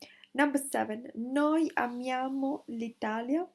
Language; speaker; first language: Italian; non-native, learner; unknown